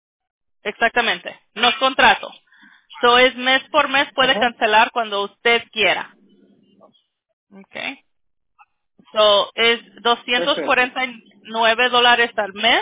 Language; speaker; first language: Spanish; early bilingual, other home language; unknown